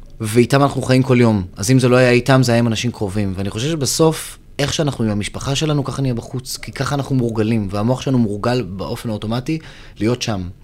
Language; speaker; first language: Hebrew; native; Hebrew